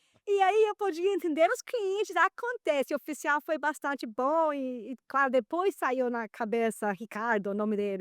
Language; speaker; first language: Portuguese; non-native, fluent; Spanish